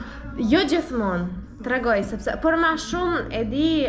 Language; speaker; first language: Albanian; non-native, learner; Russian